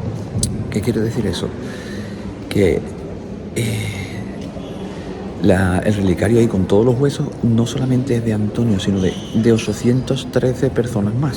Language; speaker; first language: Spanish; native; Spanish